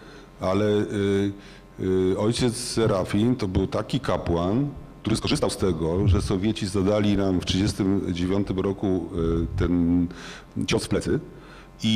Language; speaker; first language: Polish; native; Polish